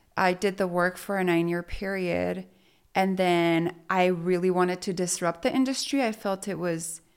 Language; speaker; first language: English; early bilingual, other home language; Spanish